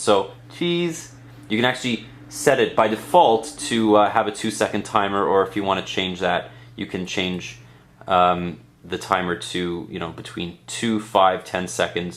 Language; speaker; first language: English; native; English